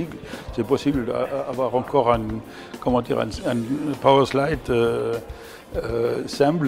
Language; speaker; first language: French; non-native, fluent; German